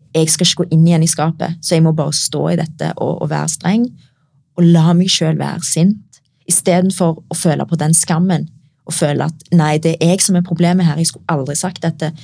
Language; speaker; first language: Norwegian; early bilingual, other home language; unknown